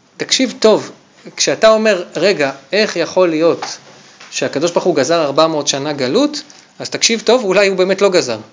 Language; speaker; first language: Hebrew; native; Hebrew